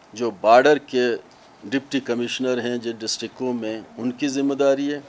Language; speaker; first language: Urdu; non-native, local second language; Baluchi